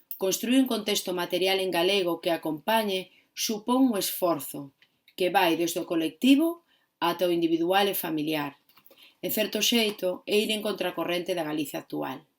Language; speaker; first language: Galician; non-native, local second language; Spanish